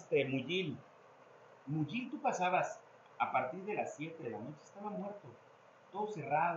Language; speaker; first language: Spanish; native; Spanish